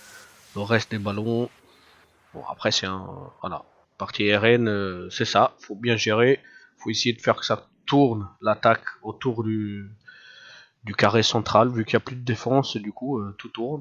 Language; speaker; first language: French; native; French